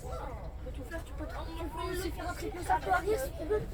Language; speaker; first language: French; native; French